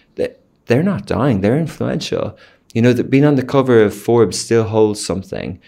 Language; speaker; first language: English; native; English